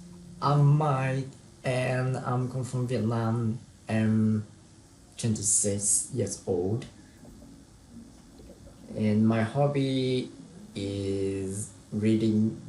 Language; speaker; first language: English; non-native, learner; Vietnamese